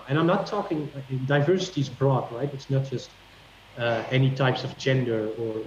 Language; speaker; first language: English; non-native, fluent; Dutch